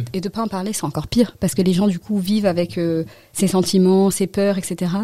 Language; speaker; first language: French; native; French